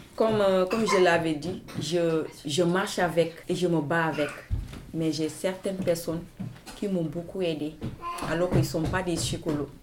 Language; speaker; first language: French; non-native, local second language; Wolof